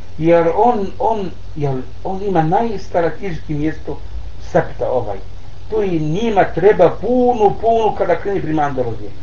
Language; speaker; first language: Bosnian; non-native, learner; Arabic